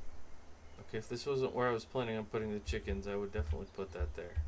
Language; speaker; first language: English; native; English